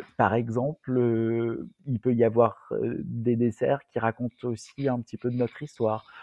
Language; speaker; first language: French; native; French